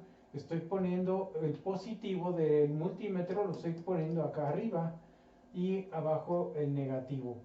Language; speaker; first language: Spanish; native; Spanish